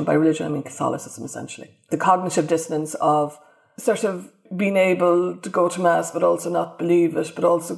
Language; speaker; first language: English; native; English